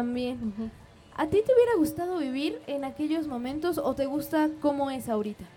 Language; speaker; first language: Spanish; native; Spanish